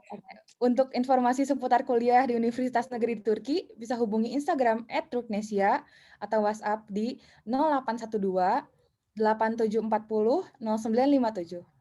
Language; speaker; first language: Indonesian; native; Indonesian